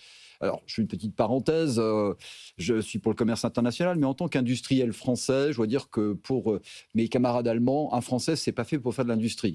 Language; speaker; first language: French; native; French